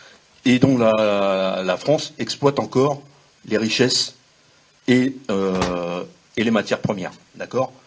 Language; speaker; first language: French; native; French